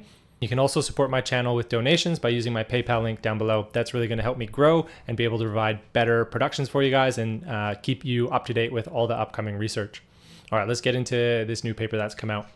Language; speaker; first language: English; native; English